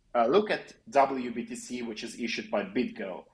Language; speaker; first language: English; non-native, fluent; Ukrainian